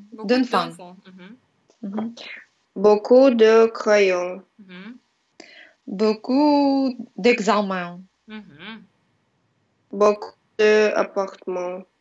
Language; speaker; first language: French; non-native, learner; Russian